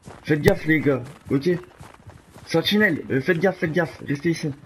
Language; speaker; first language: French; native; French